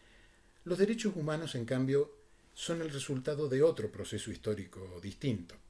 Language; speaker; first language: Spanish; native; Spanish